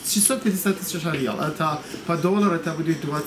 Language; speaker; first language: Russian; non-native, learner; Persian